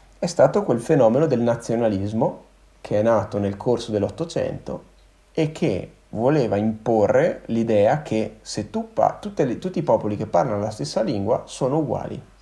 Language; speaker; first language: Italian; native; Italian